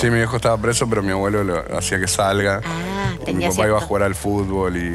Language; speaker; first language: Spanish; native; Spanish